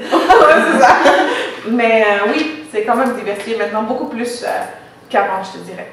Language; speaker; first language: French; native; French